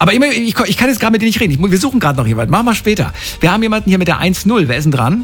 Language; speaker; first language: German; native; German